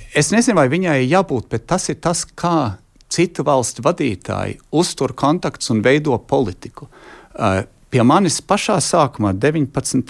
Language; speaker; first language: Latvian; early bilingual, heritage; Latvian